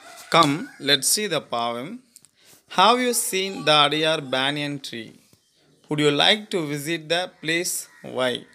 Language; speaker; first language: English; non-native, local second language; Tamil